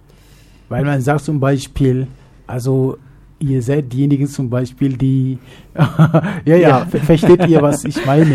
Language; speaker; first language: German; non-native, fluent; French